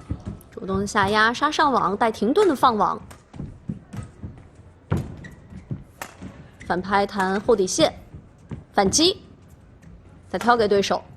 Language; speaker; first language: Chinese; native; Chinese